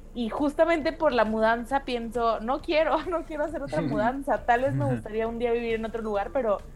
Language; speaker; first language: Spanish; native; Spanish